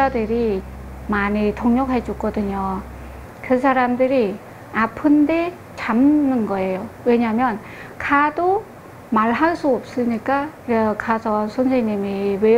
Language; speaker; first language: Korean; non-native, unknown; Khmer